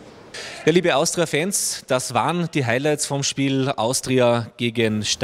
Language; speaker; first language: German; native; German